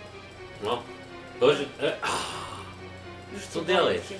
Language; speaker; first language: Russian; non-native, learner; English